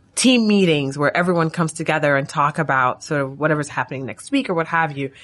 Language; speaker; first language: English; non-native, fluent; Arabic